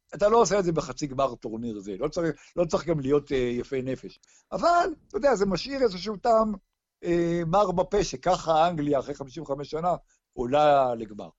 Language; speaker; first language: Hebrew; native; Hebrew